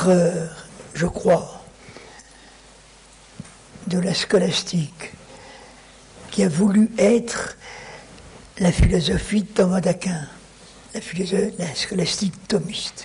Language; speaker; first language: French; native; French